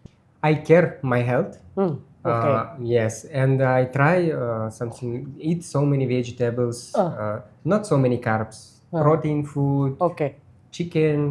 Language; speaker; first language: English; non-native, learner; Russian